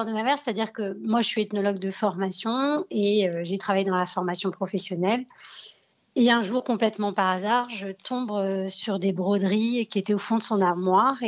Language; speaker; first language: French; early bilingual, other home language; Arabic